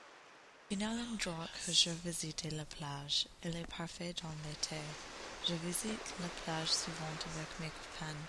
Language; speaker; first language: French; non-native, learner; English